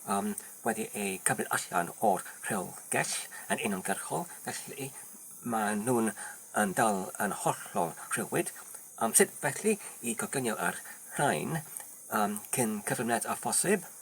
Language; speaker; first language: Welsh; non-native, learner; English